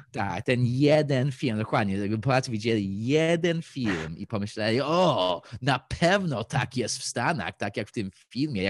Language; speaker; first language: Polish; early bilingual, heritage; Polish